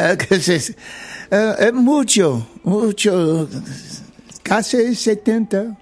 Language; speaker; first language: Spanish; non-native, learner; English